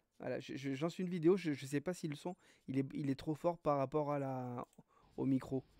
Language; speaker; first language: French; native; French